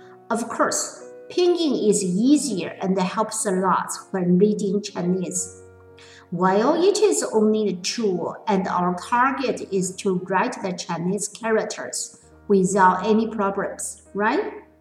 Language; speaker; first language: English; non-native, fluent; Chinese